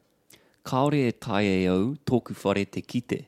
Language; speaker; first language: Māori; non-native, local second language; English